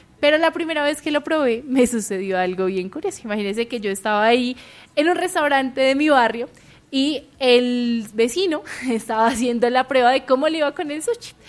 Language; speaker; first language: Spanish; native; Spanish